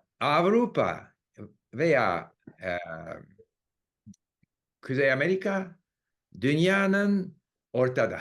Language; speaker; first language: Turkish; non-native, learner; English